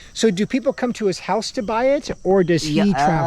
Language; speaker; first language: English; native; English